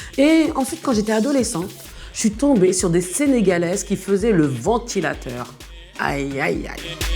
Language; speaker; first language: French; early bilingual, other home language; Bambara